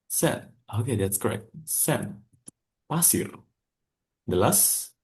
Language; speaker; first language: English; non-native, fluent; Indonesian